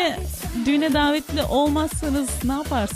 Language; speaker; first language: Turkish; native; Turkish